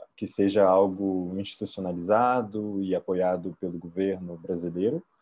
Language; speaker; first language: Portuguese; native; Portuguese